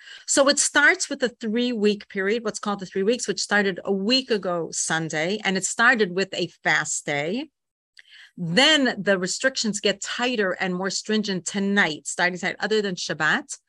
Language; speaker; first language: English; native; English